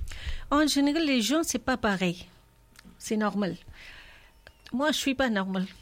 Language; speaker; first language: French; non-native, learner; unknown